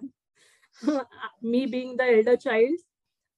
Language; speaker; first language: English; non-native, local second language; Marathi